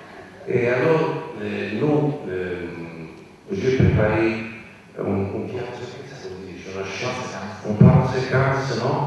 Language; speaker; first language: French; non-native, learner; Italian